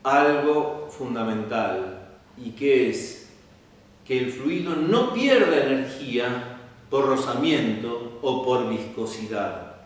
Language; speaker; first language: Spanish; native; Spanish